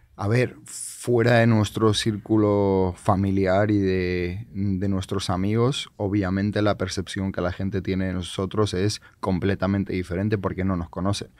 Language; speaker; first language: Spanish; non-native, fluent; Georgian